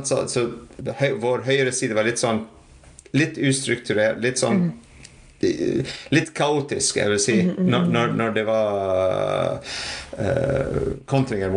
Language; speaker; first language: Norwegian; non-native, fluent; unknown